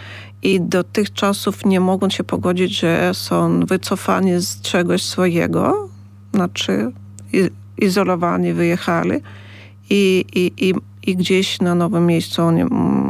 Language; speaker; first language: Polish; non-native, fluent; Ukrainian